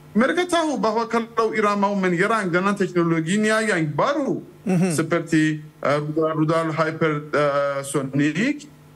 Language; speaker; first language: Indonesian; non-native, fluent; Persian